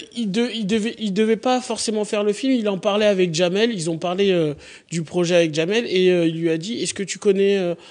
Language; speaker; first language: French; native; French